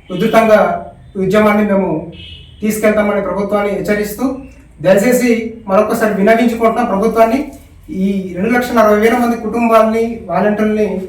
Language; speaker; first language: Telugu; native; Telugu